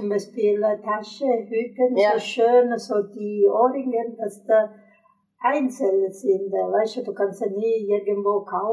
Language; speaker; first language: German; non-native, fluent; Italian